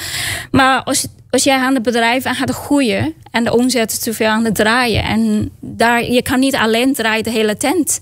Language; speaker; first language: Dutch; non-native, fluent; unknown